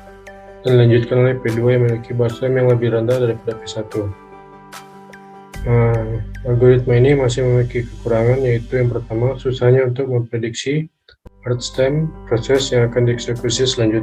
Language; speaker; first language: Indonesian; native; Indonesian